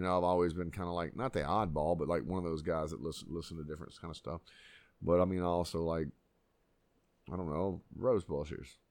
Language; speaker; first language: English; native; English